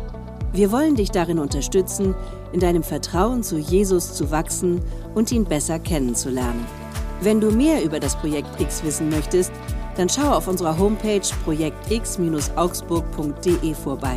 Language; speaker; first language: German; native; German